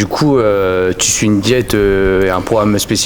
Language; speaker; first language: French; native; French